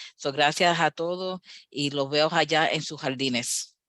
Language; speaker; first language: Spanish; early bilingual, heritage; Spanish